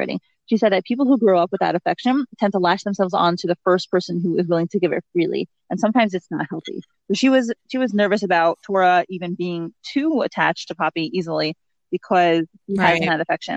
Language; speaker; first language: English; native; English